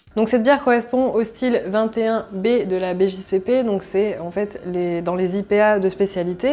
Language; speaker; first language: French; native; French